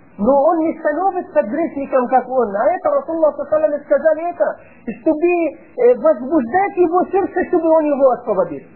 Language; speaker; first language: Russian; non-native, fluent; Arabic